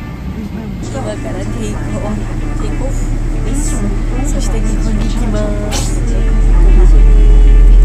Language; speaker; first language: Japanese; non-native, learner; Georgian